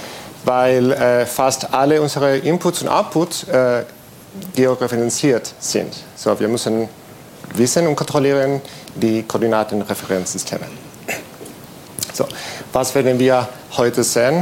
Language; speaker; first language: German; non-native, fluent; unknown